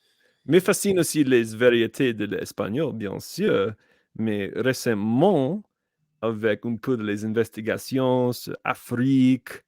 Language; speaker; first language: French; non-native, learner; English